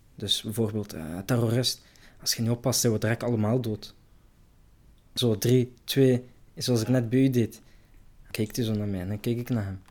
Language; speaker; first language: Dutch; early bilingual, other home language; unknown